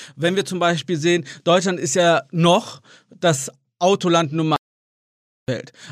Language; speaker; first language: German; native; German